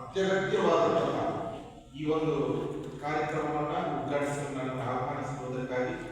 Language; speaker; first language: Kannada; non-native, local second language; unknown